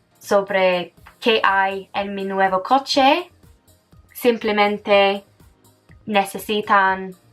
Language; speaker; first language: Spanish; non-native, fluent; English